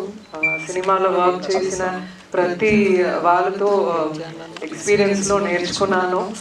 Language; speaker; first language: Telugu; non-native, learner; Tamil